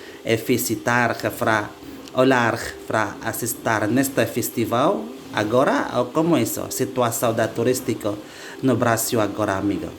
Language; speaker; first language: Portuguese; non-native, learner; Indonesian